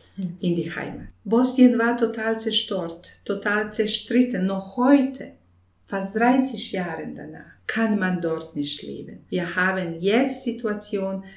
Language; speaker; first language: German; non-native, fluent; Bosnian